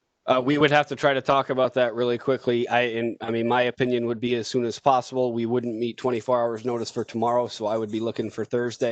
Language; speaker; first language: English; native; English